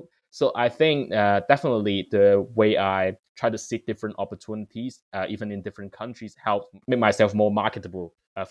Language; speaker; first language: English; non-native, local second language; Cantonese